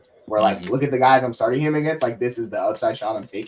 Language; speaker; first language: English; native; English